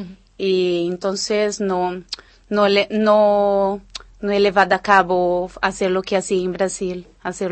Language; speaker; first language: Spanish; non-native, fluent; Portuguese